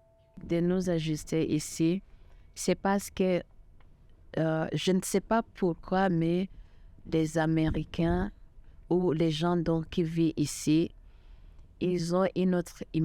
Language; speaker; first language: French; non-native, local second language; Kinyarwanda